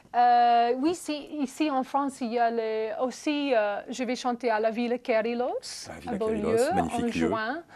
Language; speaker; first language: French; non-native, fluent; English